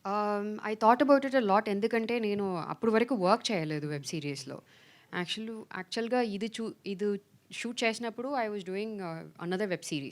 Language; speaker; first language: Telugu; non-native, fluent; Tamil